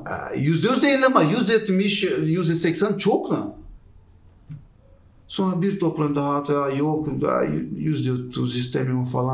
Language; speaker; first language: Turkish; non-native, learner; Portuguese